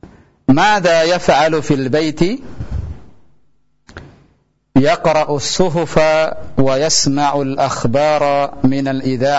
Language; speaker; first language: Arabic; non-native, fluent; Indonesian